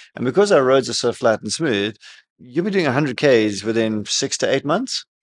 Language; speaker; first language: English; native; English